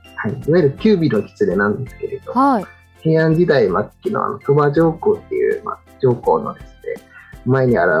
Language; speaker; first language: Japanese; native; Japanese